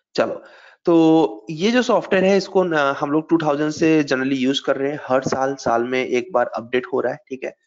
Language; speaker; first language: Hindi; native; Hindi